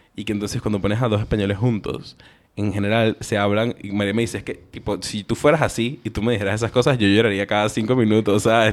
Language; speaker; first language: Spanish; early bilingual, heritage; Spanish